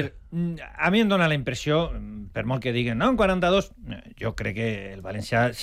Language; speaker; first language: Catalan; native; Catalan